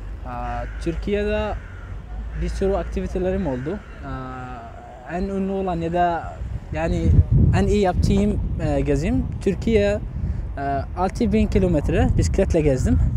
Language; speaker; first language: Turkish; non-native, fluent; Arabic